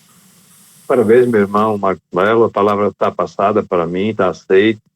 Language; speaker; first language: Portuguese; native; Portuguese